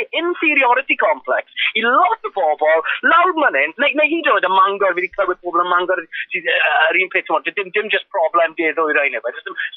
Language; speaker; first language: Welsh; non-native, local second language; English